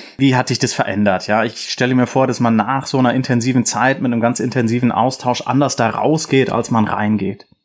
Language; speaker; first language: German; native; German